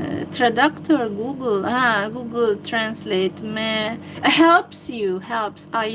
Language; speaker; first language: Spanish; non-native, learner; Hungarian